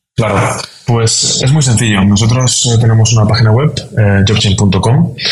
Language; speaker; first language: Spanish; native; Spanish